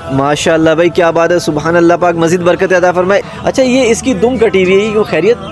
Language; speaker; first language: Urdu; non-native, local second language; Punjabi